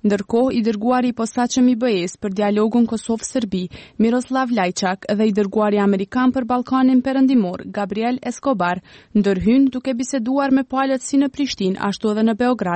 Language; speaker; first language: Albanian; native; Albanian